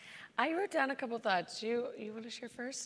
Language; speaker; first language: English; native; English